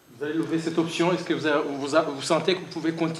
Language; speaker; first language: French; native; French